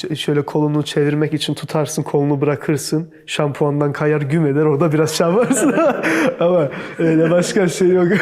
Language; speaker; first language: Turkish; early bilingual, heritage; Turkish